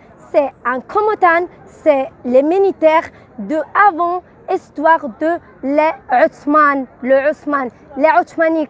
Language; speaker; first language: French; non-native, learner; Arabic